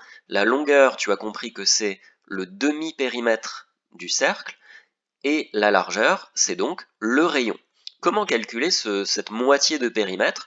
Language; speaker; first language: French; native; French